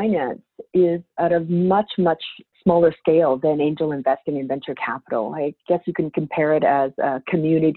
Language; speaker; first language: English; native; English